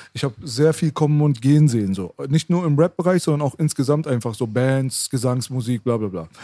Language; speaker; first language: German; early bilingual, other home language; Persian